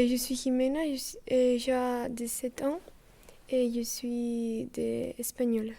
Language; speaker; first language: French; non-native, learner; Spanish